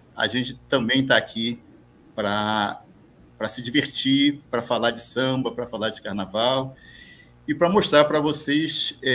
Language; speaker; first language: Portuguese; native; Portuguese